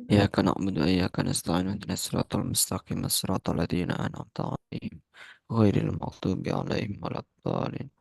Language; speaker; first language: Arabic; non-native, fluent; Indonesian